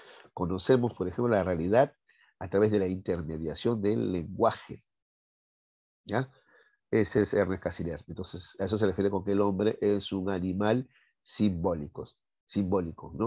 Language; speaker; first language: Spanish; native; Spanish